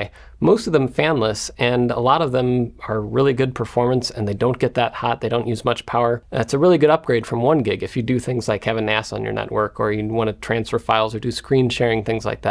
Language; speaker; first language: English; native; English